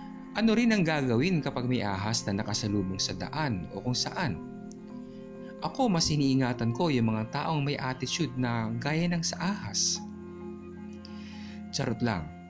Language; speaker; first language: Filipino; native; Filipino